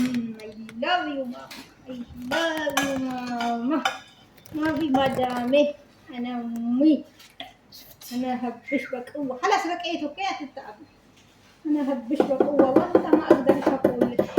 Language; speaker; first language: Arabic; non-native, learner; Amharic